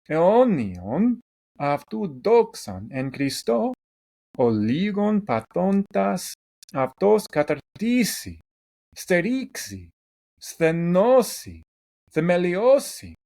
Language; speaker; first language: Greek; non-native, fluent; English